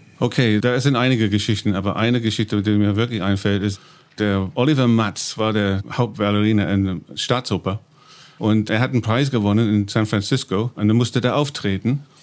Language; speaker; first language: German; non-native, fluent; English